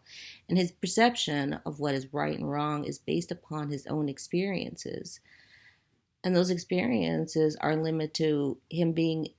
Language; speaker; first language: English; native; English